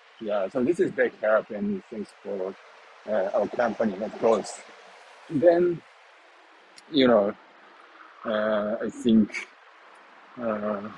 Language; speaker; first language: English; non-native, learner; Japanese